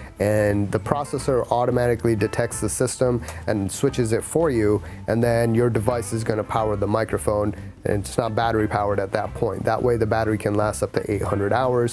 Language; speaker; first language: English; native; English